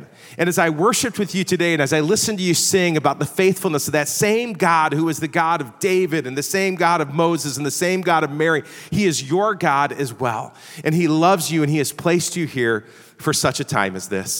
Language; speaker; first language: English; native; English